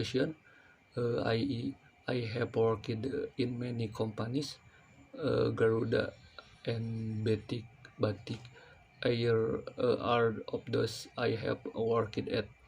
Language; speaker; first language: English; non-native, learner; Indonesian